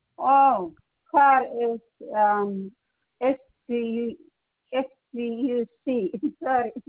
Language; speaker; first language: English; non-native, learner; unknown